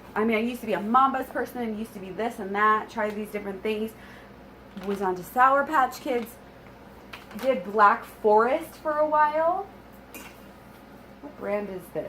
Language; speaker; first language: English; native; English